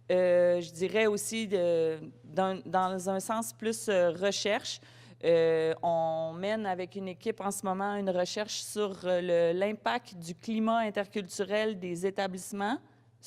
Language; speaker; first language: French; native; French